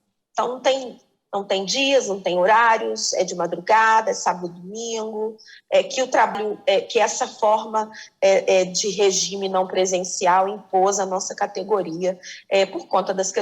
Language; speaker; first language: Portuguese; native; Portuguese